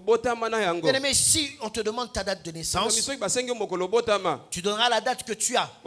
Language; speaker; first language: French; non-native, local second language; Lingala